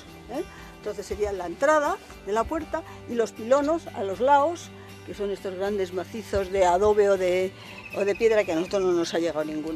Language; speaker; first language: Spanish; native; Spanish